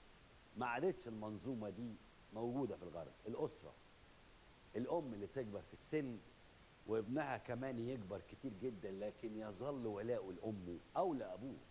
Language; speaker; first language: Arabic; native; Arabic